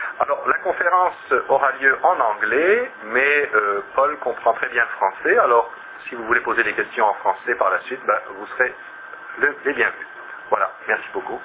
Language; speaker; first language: French; native; French